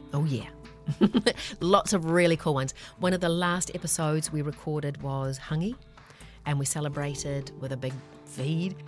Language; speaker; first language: English; native; English